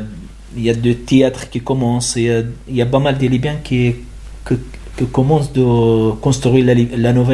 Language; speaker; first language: French; non-native, learner; Arabic